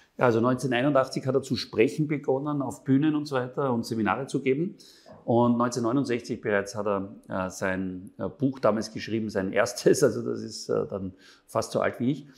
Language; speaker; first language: German; native; German